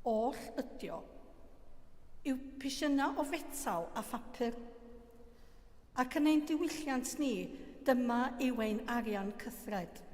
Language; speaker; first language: Welsh; native; Welsh